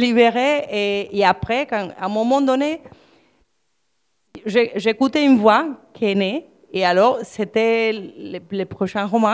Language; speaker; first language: French; non-native, fluent; Spanish